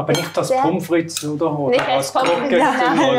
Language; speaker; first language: German; native; German